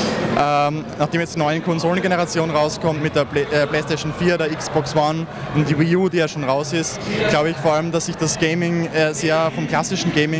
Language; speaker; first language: German; native; German